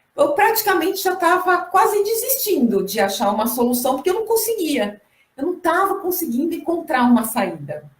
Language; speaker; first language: Portuguese; native; Portuguese